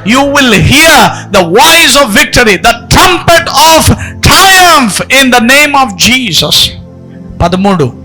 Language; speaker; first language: English; non-native, local second language; Telugu